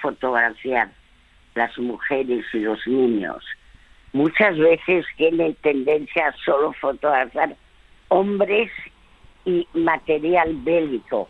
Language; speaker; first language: Spanish; early bilingual, other home language; French